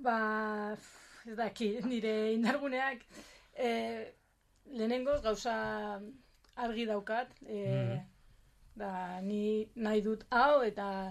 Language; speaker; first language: Basque; non-native, local second language; Spanish